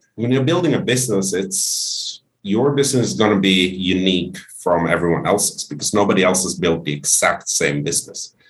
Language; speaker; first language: English; non-native, fluent; Finnish